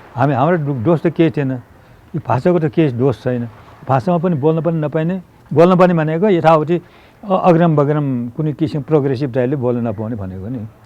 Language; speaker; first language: Nepali; non-native, local second language; Newari